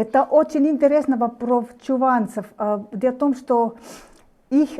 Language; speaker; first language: Russian; non-native, fluent; Finnish